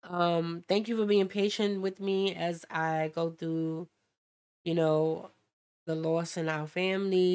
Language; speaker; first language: English; native; English